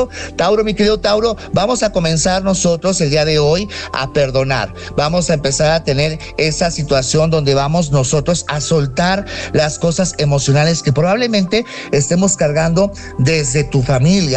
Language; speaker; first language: Spanish; native; Spanish